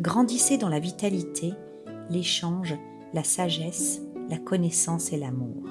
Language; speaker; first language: French; native; French